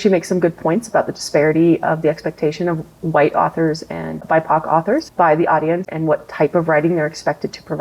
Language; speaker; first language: English; native; English